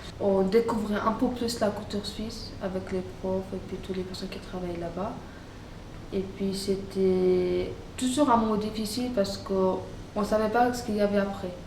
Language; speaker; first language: French; non-native, fluent; Arabic